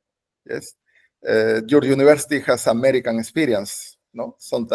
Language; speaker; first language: English; non-native, learner; Spanish